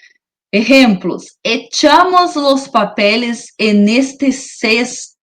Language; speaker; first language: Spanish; non-native, learner; Portuguese